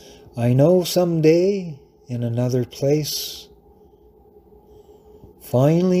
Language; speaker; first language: English; native; English